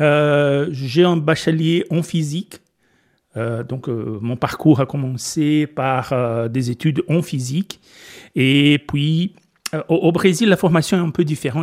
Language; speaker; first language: French; non-native, fluent; Portuguese